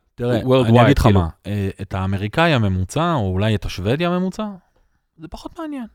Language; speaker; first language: Hebrew; native; Hebrew